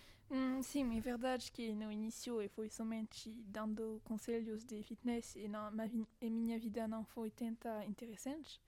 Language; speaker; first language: Portuguese; non-native, learner; French